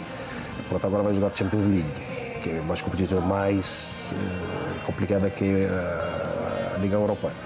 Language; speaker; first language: Portuguese; non-native, fluent; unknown